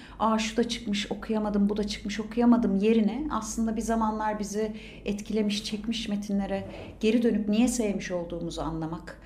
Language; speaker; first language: Turkish; native; Turkish